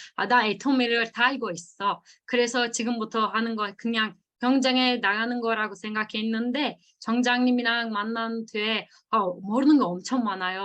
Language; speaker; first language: Korean; non-native, fluent; Turkish